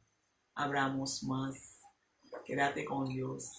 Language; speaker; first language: Spanish; non-native, learner; Haitian Creole